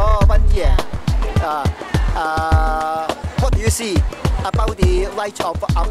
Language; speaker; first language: English; non-native, local second language; Cantonese